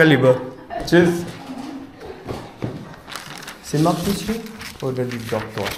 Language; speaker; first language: German; non-native, learner; Filipino